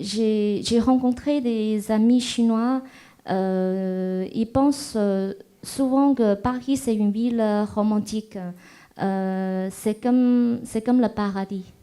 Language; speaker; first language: French; non-native, fluent; Chinese